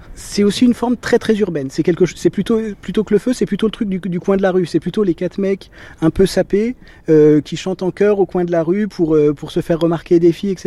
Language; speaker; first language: French; native; French